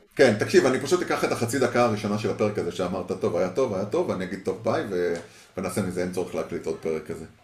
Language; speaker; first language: Hebrew; early bilingual, heritage; Hebrew